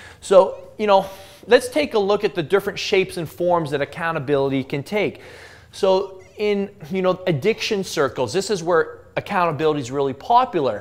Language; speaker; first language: English; native; English